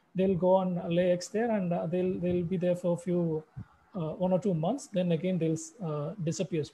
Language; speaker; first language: English; non-native, local second language; Malayalam